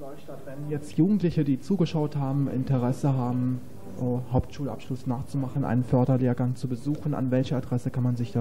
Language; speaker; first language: German; native; German